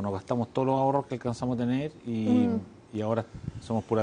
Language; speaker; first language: Spanish; native; Spanish